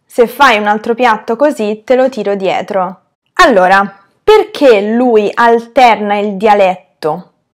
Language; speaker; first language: Italian; native; Italian